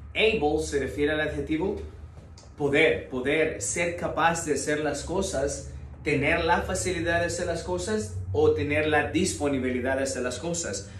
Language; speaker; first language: Spanish; native; Spanish